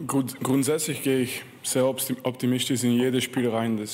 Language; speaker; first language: German; non-native, fluent; French